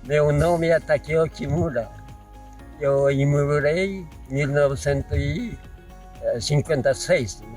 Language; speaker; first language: Portuguese; non-native, learner; Japanese